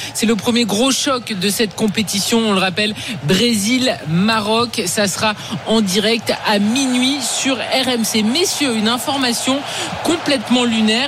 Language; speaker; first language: French; native; French